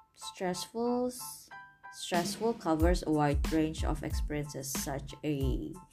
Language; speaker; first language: English; non-native, fluent; Indonesian